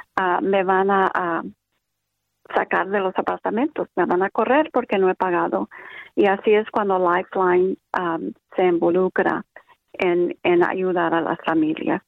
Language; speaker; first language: Spanish; early bilingual, other home language; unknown